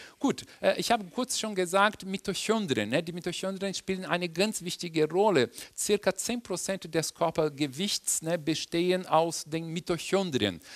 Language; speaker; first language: German; non-native, fluent; Portuguese